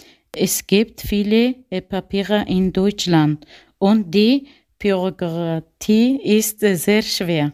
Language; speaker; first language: German; non-native, learner; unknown